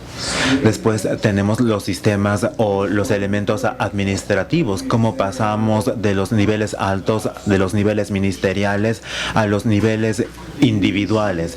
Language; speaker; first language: Spanish; non-native, fluent; Finnish